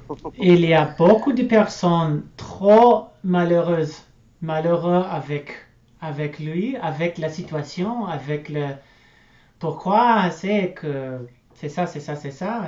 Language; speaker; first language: French; non-native, learner; English